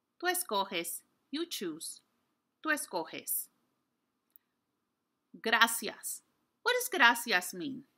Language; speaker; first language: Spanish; non-native, fluent; English